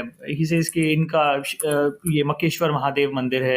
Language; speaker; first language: Hindi; native; Hindi